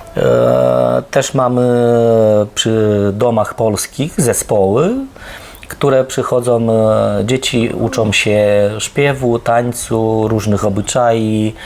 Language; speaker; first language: Polish; early bilingual, heritage; Polish